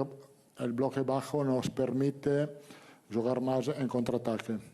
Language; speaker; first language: Portuguese; non-native, learner; Italian